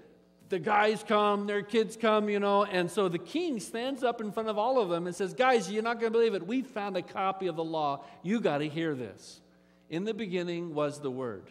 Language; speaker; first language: English; native; English